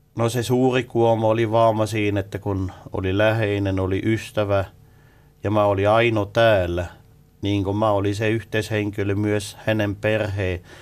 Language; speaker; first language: Finnish; non-native, fluent; Swiss German